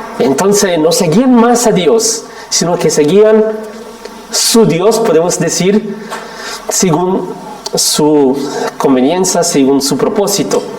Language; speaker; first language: Spanish; non-native, fluent; Italian